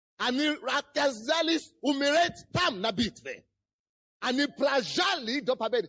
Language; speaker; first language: Russian; non-native, fluent; Yoruba